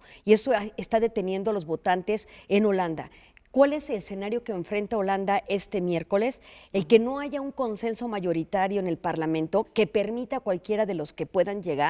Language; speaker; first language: Spanish; native; Spanish